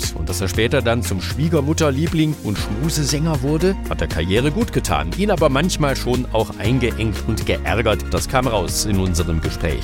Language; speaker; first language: German; native; German